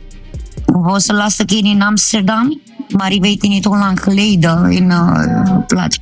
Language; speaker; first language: Dutch; non-native, learner; Romanian